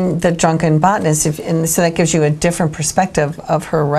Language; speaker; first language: English; native; English